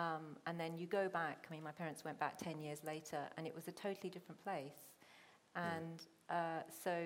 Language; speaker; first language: English; non-native, local second language; Punjabi